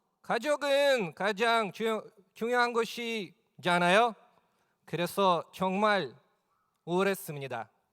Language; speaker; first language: Korean; non-native, learner; Russian